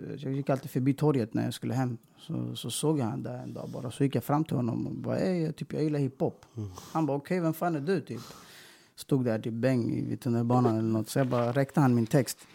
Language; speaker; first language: Swedish; early bilingual, other home language; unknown